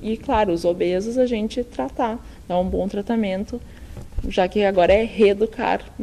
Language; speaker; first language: Portuguese; native; Portuguese